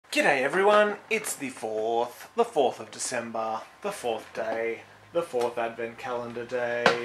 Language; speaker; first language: English; native; English